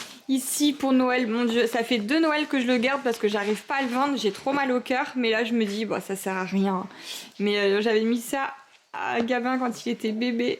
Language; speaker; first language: French; native; French